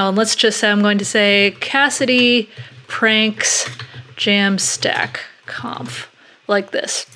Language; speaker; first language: English; native; English